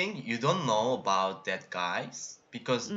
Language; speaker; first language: English; non-native, learner; Korean